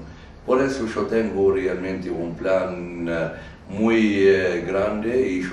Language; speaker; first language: Spanish; non-native, fluent; Arabic